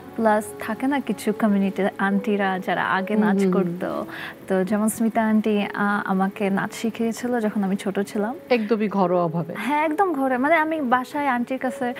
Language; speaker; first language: Bangla; early bilingual, heritage; Russian